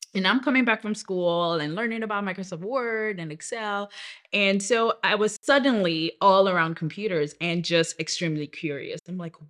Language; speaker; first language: English; non-native, local second language; Yoruba